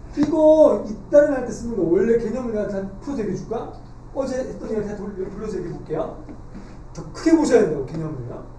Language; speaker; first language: Korean; native; Korean